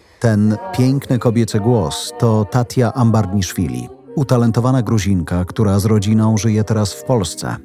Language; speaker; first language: Polish; native; Polish